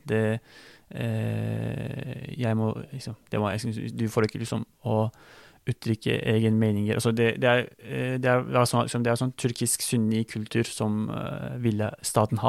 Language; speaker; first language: Norwegian; non-native, fluent; Turkish